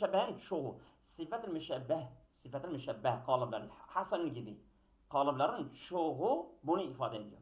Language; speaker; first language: Turkish; native; Turkish